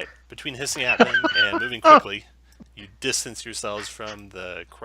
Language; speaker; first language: English; native; English